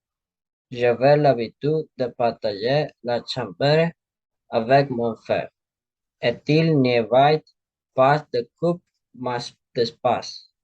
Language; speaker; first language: French; non-native, learner; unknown